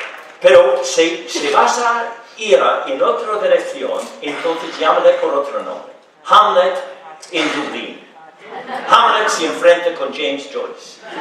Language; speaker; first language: Spanish; non-native, fluent; English